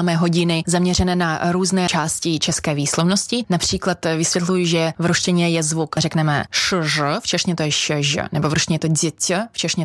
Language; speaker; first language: Czech; non-native, fluent; Russian